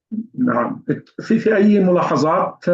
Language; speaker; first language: Arabic; native; Arabic